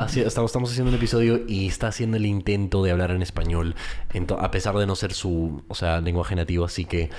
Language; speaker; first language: Spanish; early bilingual, heritage; Spanish